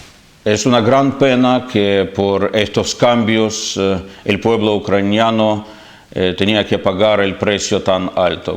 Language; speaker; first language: Spanish; non-native, fluent; Ukrainian